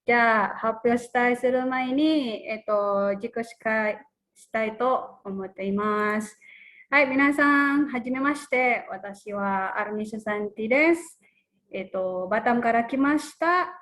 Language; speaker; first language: Japanese; non-native, learner; Indonesian